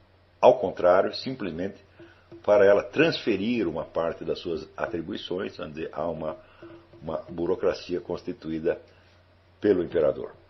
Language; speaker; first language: Portuguese; native; Portuguese